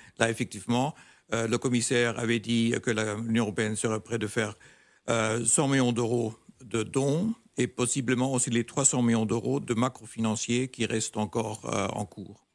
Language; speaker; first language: French; non-native, fluent; German